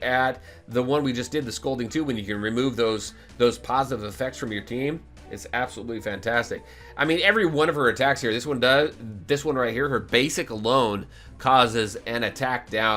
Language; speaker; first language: English; native; English